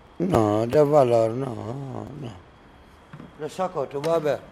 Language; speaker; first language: Spanish; non-native, learner; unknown